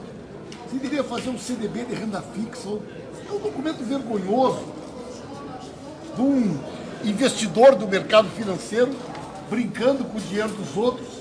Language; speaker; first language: Portuguese; native; Portuguese